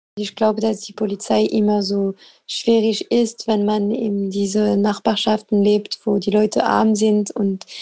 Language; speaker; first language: German; non-native, fluent; Arabic